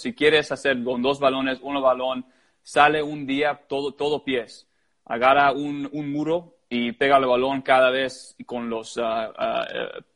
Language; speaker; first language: Spanish; early bilingual, heritage; Spanish